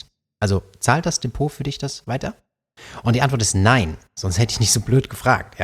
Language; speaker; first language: German; native; German